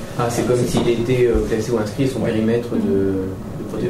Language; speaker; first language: French; native; French